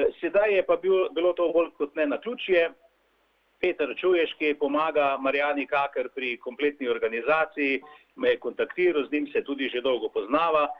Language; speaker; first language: Slovenian; native; Slovenian